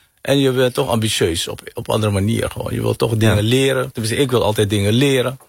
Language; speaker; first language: Dutch; early bilingual, other home language; Hakka Chinese